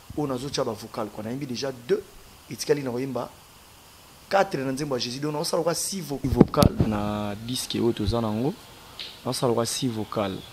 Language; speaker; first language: Lingala; native; Lingala